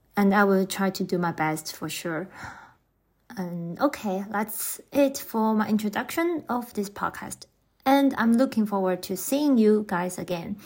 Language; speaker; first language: English; non-native, fluent; Chinese